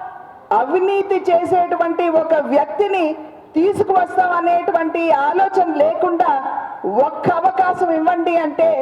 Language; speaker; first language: Telugu; native; Telugu